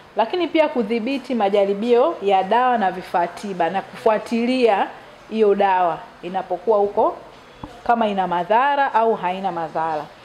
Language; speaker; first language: Swahili; native; Swahili